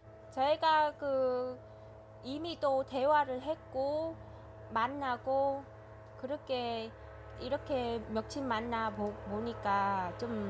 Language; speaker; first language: Korean; non-native, learner; Vietnamese